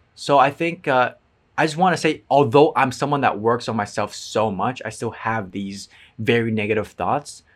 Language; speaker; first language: English; non-native, fluent; Cantonese